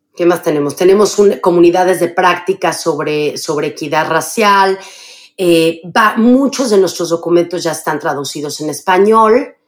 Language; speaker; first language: Spanish; native; Spanish